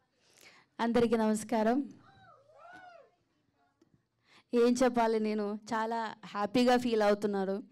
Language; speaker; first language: Telugu; non-native, learner; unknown